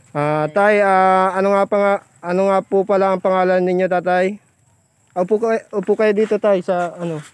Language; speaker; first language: Filipino; native; Filipino